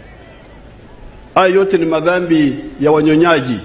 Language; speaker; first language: Swahili; non-native, local second language; Nyankole